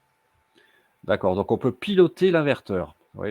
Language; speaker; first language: French; native; French